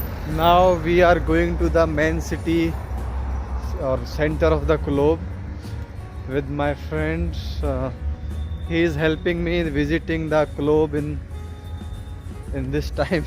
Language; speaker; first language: English; non-native, local second language; Hindi